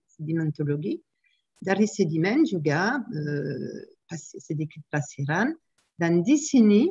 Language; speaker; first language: Indonesian; non-native, learner; French